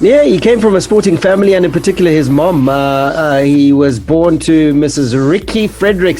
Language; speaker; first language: English; native; English